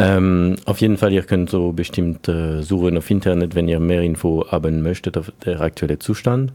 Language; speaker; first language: German; non-native, fluent; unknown